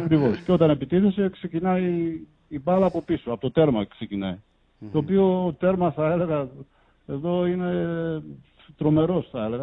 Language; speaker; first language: Greek; native; Greek